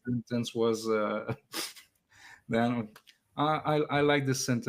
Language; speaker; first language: English; non-native, learner; French